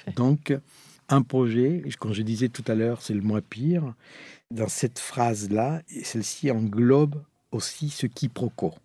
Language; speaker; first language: French; non-native, fluent; Spanish